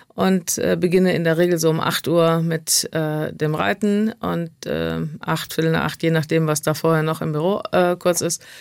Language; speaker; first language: German; native; German